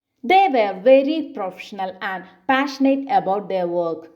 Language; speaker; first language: English; non-native, local second language; Malayalam